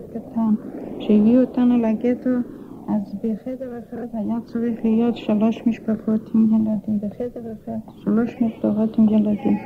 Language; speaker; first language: Hebrew; non-native, fluent; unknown